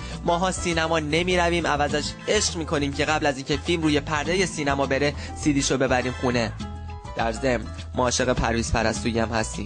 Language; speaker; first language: Persian; native; Persian